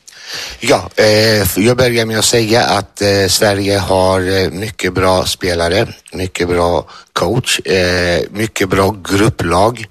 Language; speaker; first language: Swedish; early bilingual, other home language; Greek